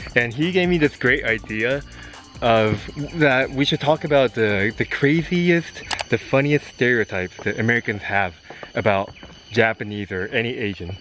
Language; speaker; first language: English; non-native, fluent; Japanese